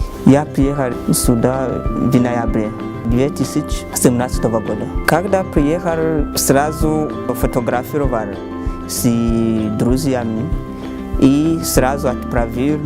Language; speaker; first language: Russian; non-native, learner; Rundi